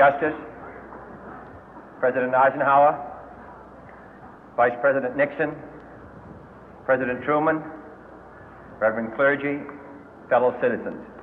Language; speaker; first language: English; native; English